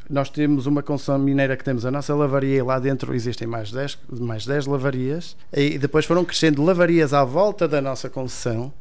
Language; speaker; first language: Portuguese; native; Portuguese